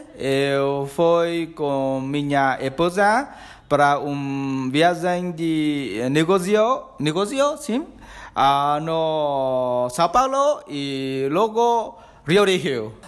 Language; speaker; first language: Portuguese; non-native, learner; Vietnamese